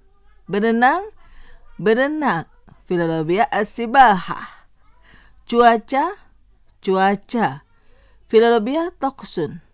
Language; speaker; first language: Arabic; non-native, fluent; Indonesian